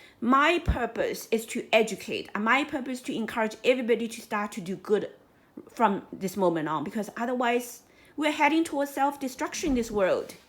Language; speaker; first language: English; non-native, fluent; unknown